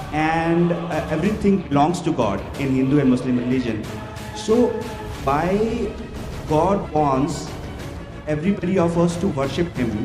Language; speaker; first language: English; non-native, local second language; Hindi